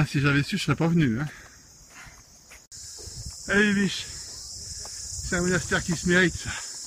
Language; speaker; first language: French; native; French